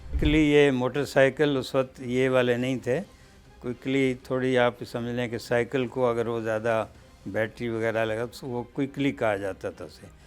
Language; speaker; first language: Urdu; native; Urdu